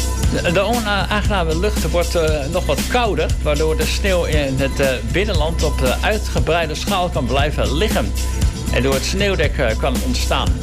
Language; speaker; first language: Dutch; native; Dutch